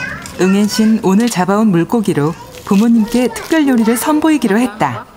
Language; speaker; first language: Korean; native; Korean